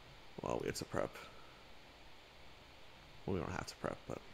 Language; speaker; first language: English; native; English